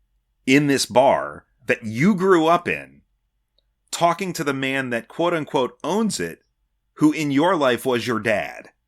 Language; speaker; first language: English; native; English